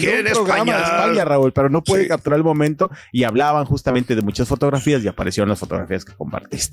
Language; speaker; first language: Spanish; native; Spanish